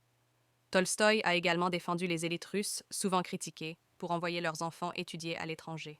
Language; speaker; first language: French; native; French